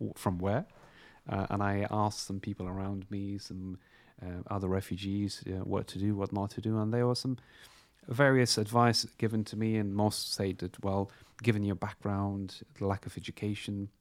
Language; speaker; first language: English; non-native, fluent; Persian